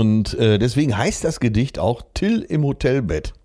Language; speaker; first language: German; native; German